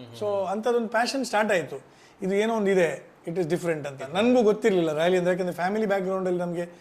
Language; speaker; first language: Kannada; native; Kannada